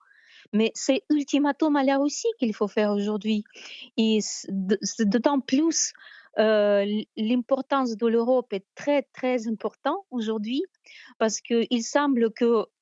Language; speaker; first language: French; non-native, fluent; Ukrainian